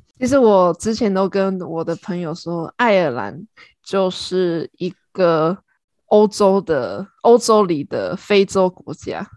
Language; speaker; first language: Chinese; native; Chinese